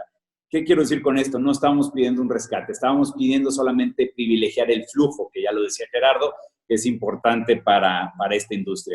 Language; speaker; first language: Spanish; native; Spanish